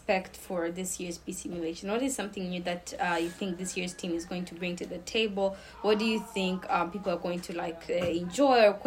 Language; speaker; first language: English; non-native, local second language; Swahili